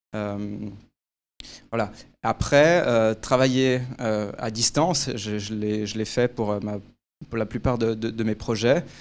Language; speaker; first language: French; native; French